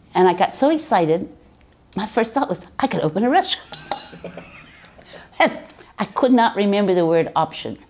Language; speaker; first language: English; native; English